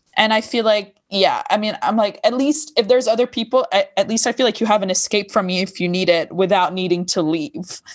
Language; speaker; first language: English; non-native, fluent; Arabic